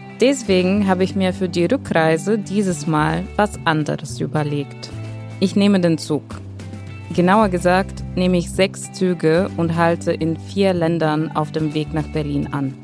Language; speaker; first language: German; non-native, fluent; Bulgarian